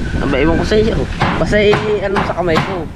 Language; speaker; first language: Filipino; native; Filipino